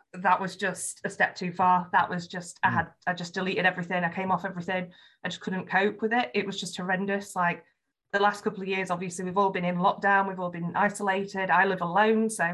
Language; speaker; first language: English; native; English